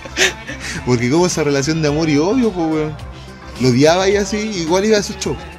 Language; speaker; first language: Spanish; native; Spanish